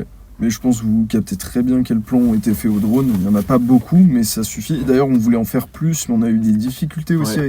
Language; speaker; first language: French; native; French